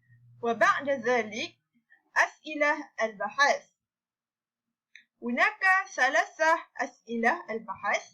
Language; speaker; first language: Arabic; non-native, learner; Malay